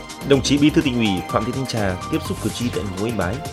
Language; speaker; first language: Vietnamese; native; Vietnamese